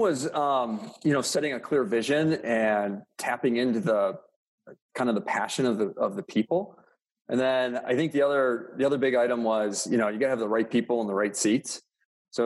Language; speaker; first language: English; native; English